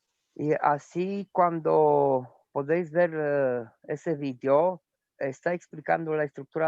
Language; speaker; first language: Spanish; non-native, fluent; Romanian